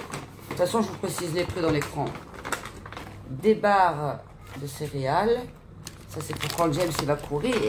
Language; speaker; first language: French; native; French